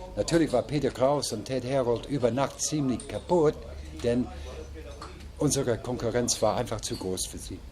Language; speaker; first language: German; non-native, fluent; English